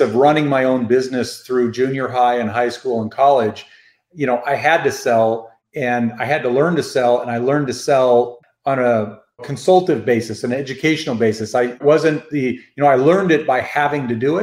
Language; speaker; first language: English; native; English